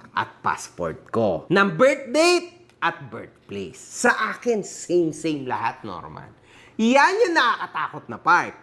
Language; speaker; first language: Filipino; native; Filipino